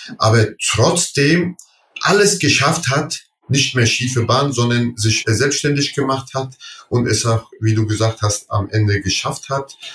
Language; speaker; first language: German; early bilingual, other home language; Turkish